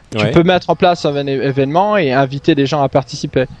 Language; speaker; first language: French; non-native, fluent; Swedish